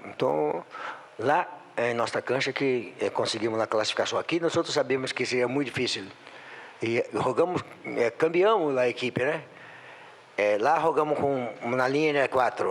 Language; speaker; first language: Portuguese; non-native, learner; Spanish